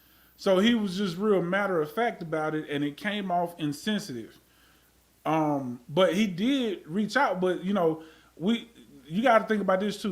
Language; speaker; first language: English; native; English